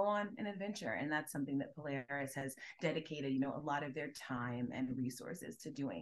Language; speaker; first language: English; native; English